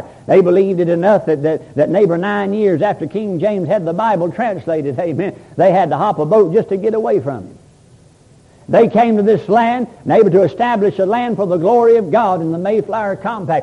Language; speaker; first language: English; native; English